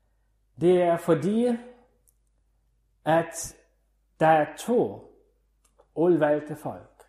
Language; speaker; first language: Danish; non-native, fluent; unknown